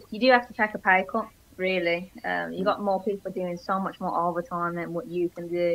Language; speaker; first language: English; early bilingual, other home language; Greek